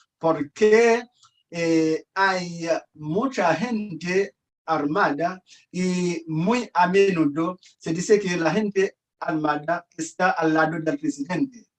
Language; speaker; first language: Spanish; non-native, learner; Haitian Creole